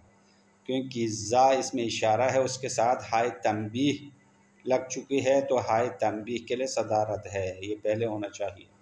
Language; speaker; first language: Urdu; non-native, local second language; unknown